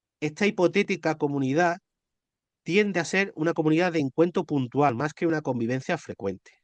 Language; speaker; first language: Spanish; native; Spanish